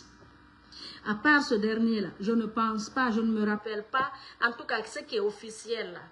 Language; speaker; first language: French; non-native, local second language; Fula